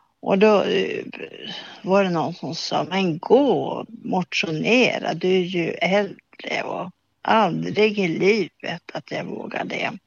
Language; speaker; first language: Swedish; native; Swedish